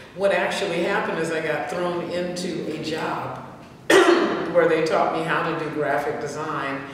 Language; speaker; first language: English; native; English